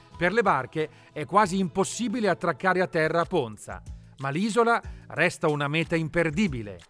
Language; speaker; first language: Italian; native; Italian